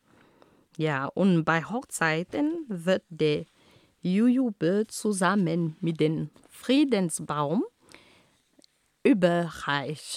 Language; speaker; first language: German; non-native, fluent; Ghomala